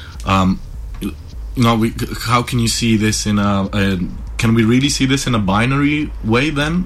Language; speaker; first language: English; non-native, fluent; Slovenian